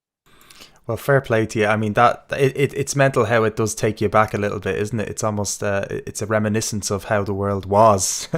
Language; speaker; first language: English; native; English